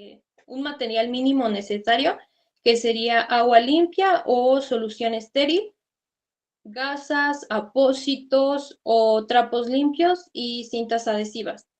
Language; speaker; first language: Spanish; native; Spanish